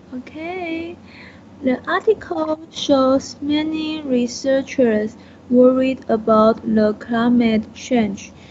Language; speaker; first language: English; non-native, learner; Chinese